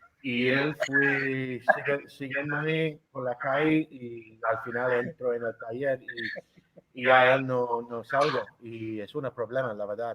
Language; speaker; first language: Spanish; non-native, fluent; English